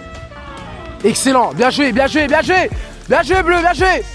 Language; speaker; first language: French; native; French